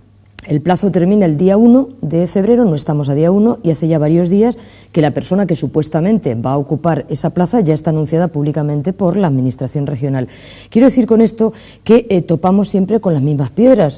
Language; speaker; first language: Spanish; native; Spanish